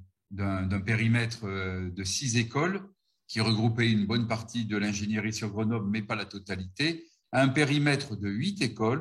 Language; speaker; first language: French; native; French